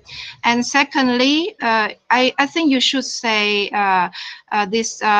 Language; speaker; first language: English; non-native, fluent; Vietnamese